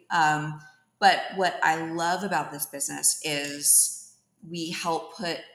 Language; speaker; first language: English; native; English